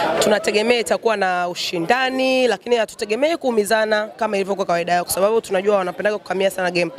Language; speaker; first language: Swahili; native; Swahili